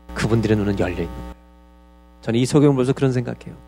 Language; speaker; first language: Korean; native; Korean